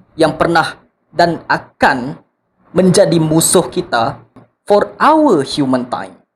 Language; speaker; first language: Malay; non-native, local second language; Iban